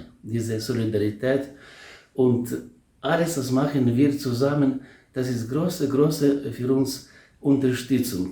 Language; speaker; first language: German; non-native, learner; Ukrainian